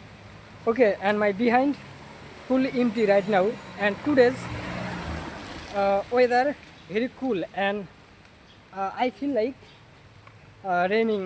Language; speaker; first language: English; non-native, learner; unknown